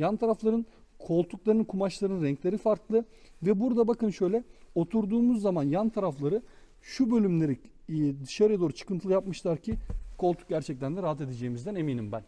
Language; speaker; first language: Turkish; native; Turkish